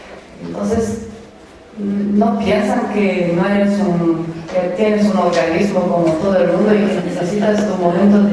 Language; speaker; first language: Spanish; non-native, fluent; Romanian